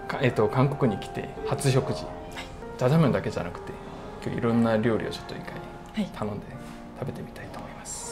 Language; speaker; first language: Japanese; non-native, fluent; Korean